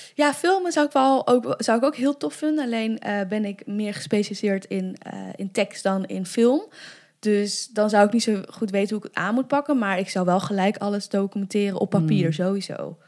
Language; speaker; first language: Dutch; native; Dutch